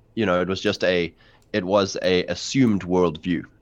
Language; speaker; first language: English; native; English